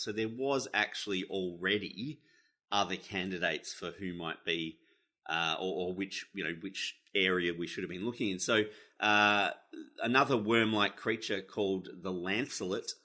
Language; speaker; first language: English; native; English